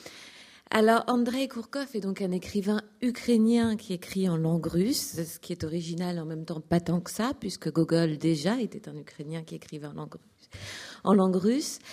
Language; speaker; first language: French; native; French